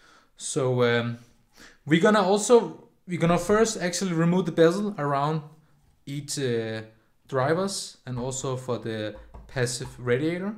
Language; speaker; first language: English; non-native, fluent; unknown